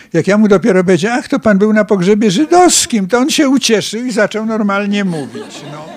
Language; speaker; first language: Polish; native; Polish